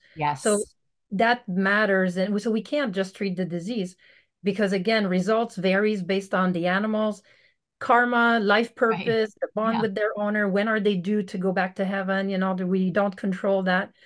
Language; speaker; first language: English; native; English